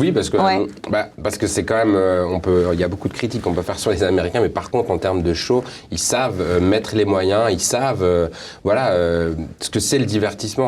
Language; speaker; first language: French; native; French